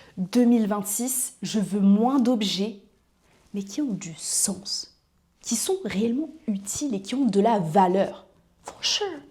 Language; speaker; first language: French; native; French